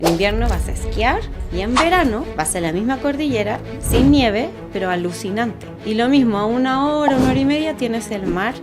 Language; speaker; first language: Spanish; native; Spanish